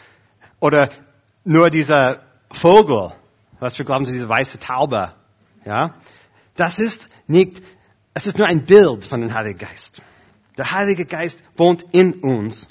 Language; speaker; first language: German; non-native, fluent; English